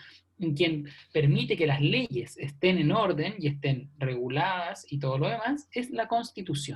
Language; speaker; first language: Spanish; native; Spanish